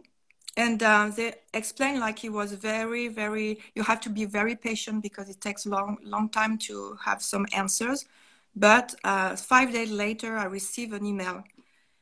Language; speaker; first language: English; non-native, fluent; French